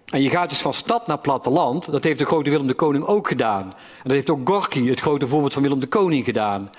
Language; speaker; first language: Dutch; native; Dutch